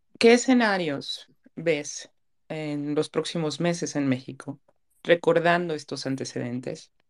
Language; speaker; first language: Spanish; native; Spanish